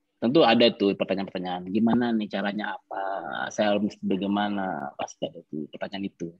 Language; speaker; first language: Indonesian; non-native, local second language; Minangkabau